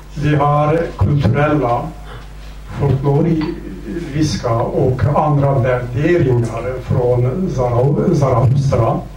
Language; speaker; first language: Swedish; non-native, fluent; Zaza